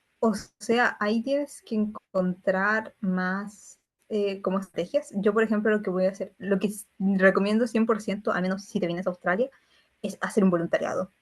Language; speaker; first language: Spanish; native; Spanish